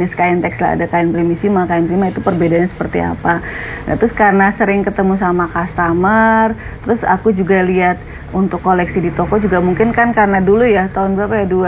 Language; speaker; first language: Indonesian; native; Indonesian